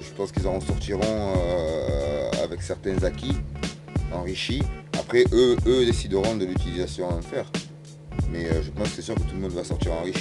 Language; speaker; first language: French; native; French